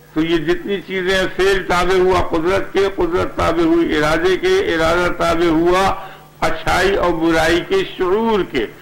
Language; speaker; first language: Urdu; native; Urdu